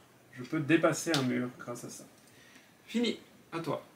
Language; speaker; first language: French; native; French